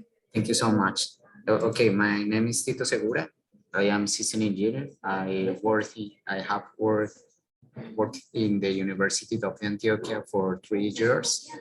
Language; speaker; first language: English; non-native, learner; Spanish